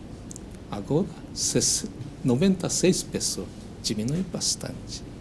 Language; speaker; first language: Portuguese; non-native, learner; Japanese